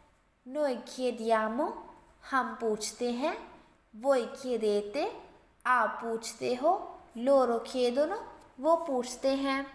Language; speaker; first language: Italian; non-native, fluent; Urdu